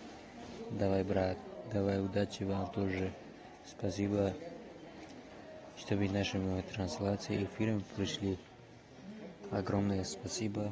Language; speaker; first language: Russian; non-native, learner; Tajik